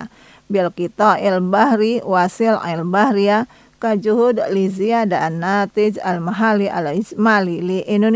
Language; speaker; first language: Arabic; non-native, fluent; Indonesian